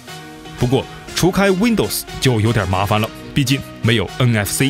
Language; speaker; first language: Chinese; native; Chinese